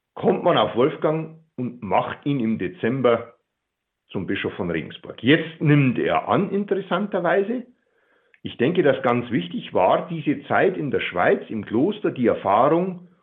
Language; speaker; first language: German; native; German